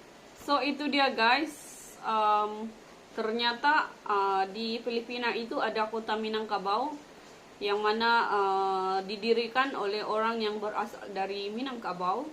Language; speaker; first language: Indonesian; non-native, local second language; Malay